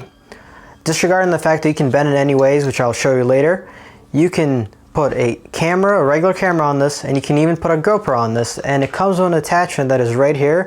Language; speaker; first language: English; native; English